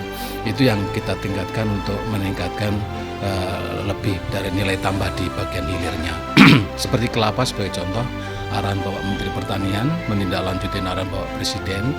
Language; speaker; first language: Indonesian; native; Indonesian